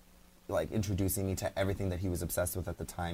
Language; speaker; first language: English; early bilingual, other home language; Spanish